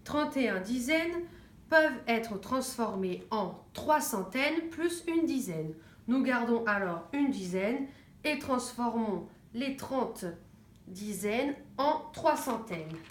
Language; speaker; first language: French; native; French